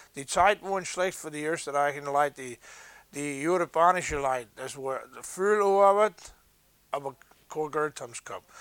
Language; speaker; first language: German; early bilingual, heritage; English